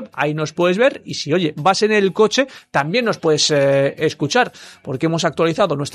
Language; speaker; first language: Spanish; native; Spanish